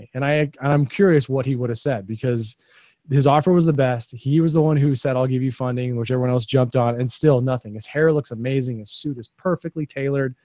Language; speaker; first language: English; native; English